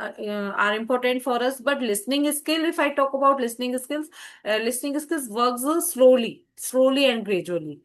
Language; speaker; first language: English; non-native, fluent; Hindi